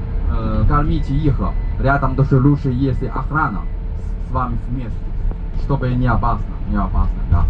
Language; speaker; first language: Russian; non-native, learner; Chinese